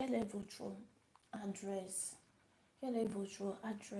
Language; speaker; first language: French; non-native, learner; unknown